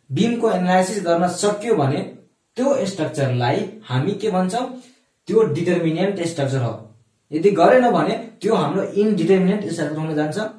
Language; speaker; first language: Nepali; non-native, local second language; Maithili